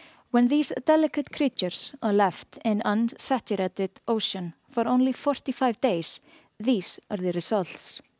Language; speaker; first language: English; non-native, fluent; Icelandic